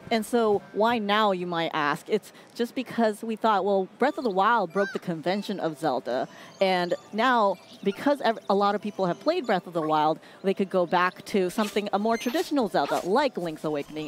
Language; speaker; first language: English; native; English